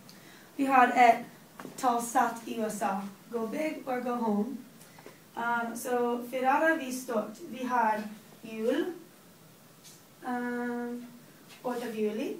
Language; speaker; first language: Swedish; non-native, learner; English